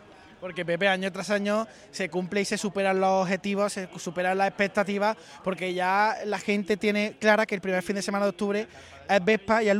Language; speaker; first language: Spanish; native; Spanish